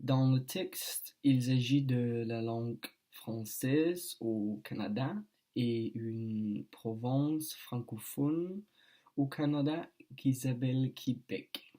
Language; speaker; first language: French; non-native, learner; Danish